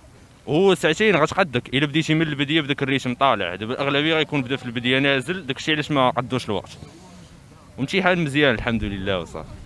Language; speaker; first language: Arabic; native; Arabic